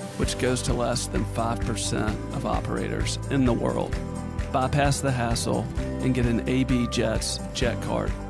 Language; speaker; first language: English; native; English